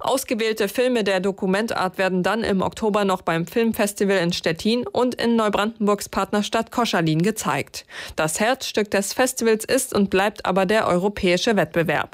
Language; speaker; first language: German; native; German